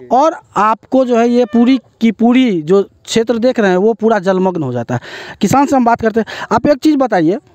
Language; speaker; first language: Hindi; native; Hindi